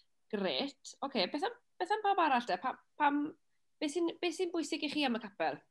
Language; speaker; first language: Welsh; native; Welsh